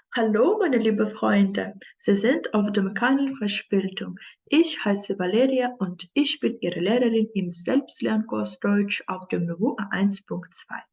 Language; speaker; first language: German; non-native, fluent; Ukrainian